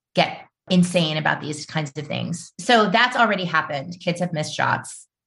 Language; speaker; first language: English; native; English